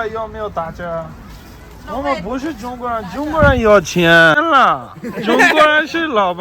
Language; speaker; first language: Chinese; non-native, learner; Urdu